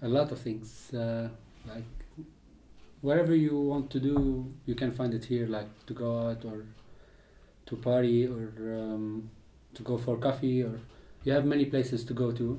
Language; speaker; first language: English; non-native, fluent; Arabic